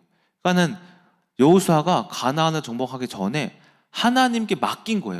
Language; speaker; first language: Korean; native; Korean